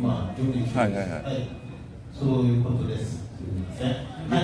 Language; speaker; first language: Japanese; non-native, learner; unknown